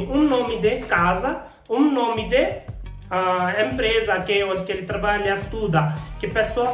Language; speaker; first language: Portuguese; non-native, learner; Hindi